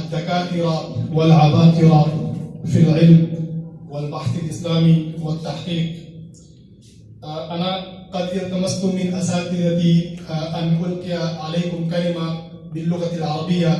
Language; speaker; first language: Arabic; non-native, fluent; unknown